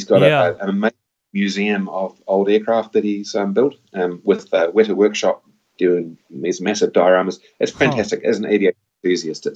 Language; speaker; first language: English; native; English